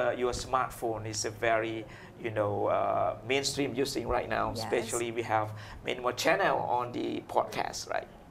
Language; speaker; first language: English; non-native, fluent; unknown